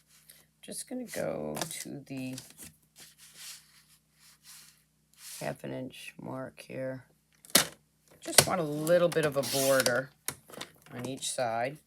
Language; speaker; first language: English; native; English